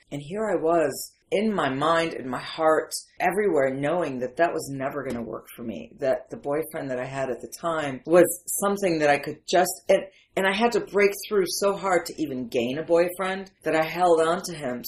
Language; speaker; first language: English; early bilingual, other home language; Arabic